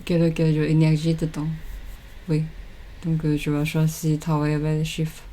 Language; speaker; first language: French; non-native, learner; Chinese